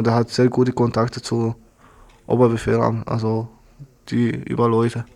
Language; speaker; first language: German; non-native, learner; Arabic